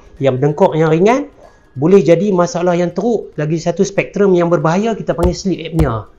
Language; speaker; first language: Malay; native; Malay